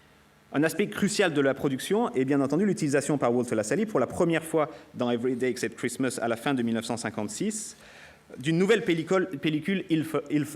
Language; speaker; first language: French; native; French